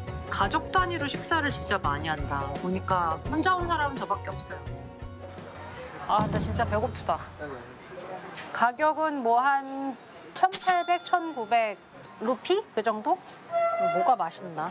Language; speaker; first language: Korean; native; Korean